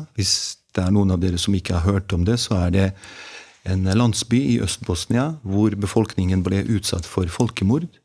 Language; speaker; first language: Norwegian; non-native, fluent; Bosnian